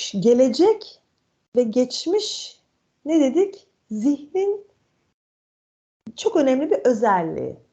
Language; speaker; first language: Turkish; native; Turkish